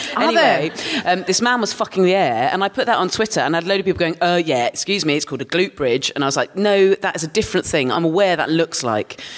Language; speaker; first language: English; native; English